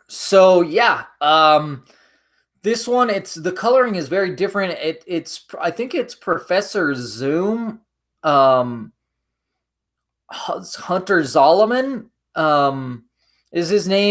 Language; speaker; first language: English; native; English